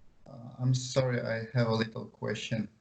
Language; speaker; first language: English; non-native, learner; Ukrainian